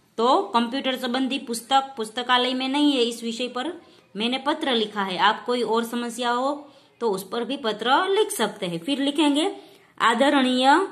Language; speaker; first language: Hindi; non-native, local second language; Gujarati